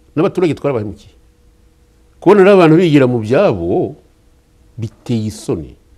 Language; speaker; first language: Kinyarwanda; native; Kinyarwanda